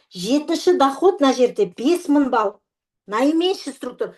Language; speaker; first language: Russian; non-native, local second language; Kazakh